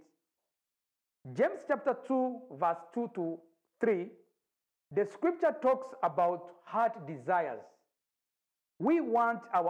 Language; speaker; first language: English; non-native, local second language; Kinyarwanda